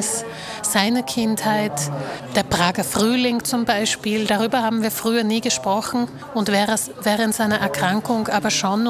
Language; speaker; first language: German; early bilingual, other home language; Slovak